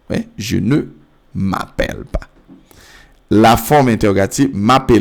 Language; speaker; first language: French; non-native, fluent; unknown